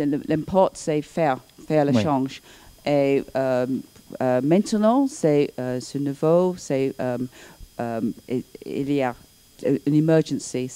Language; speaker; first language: French; non-native, learner; English